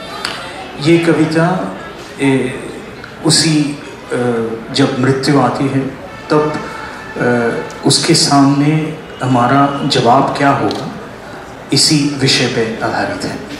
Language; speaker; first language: Hindi; non-native, local second language; Bangla